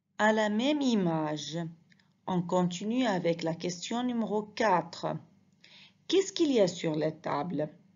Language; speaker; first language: French; non-native, fluent; Arabic